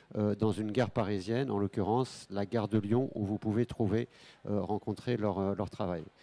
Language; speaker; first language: French; native; French